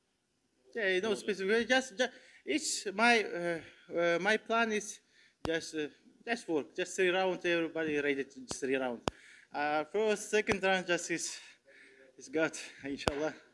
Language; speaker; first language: English; non-native, learner; Turkmen